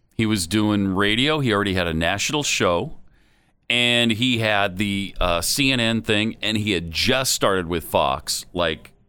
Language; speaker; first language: English; native; English